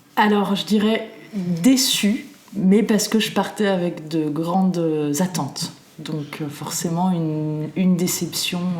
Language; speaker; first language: French; native; French